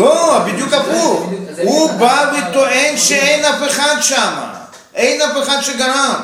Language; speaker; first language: Hebrew; non-native, fluent; Russian